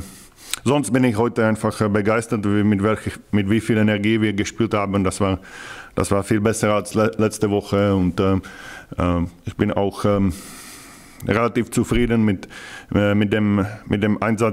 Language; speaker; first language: German; non-native, fluent; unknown